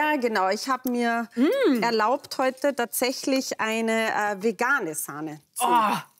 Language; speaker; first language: German; native; German